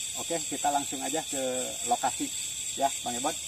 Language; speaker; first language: Indonesian; native; Indonesian